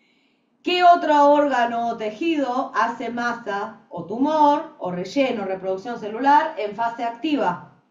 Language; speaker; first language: Spanish; native; Spanish